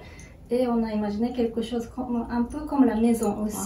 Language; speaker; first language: French; non-native, fluent; Japanese